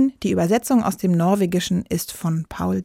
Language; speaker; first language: German; native; German